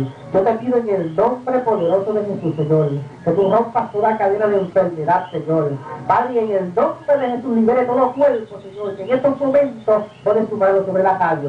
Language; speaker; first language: Spanish; native; Spanish